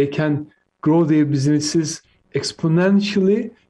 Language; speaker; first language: English; non-native, fluent; Turkish